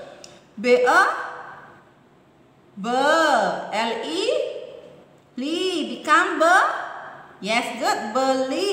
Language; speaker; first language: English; non-native, learner; Indonesian